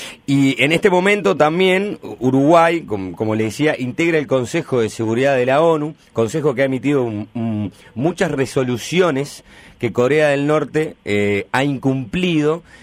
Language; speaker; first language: Spanish; native; Spanish